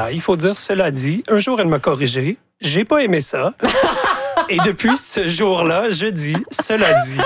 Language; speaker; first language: French; native; French